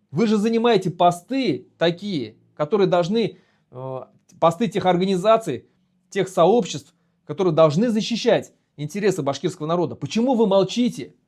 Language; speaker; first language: Russian; non-native, local second language; Bashkir